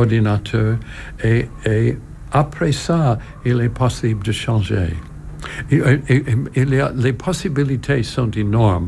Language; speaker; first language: French; non-native, learner; English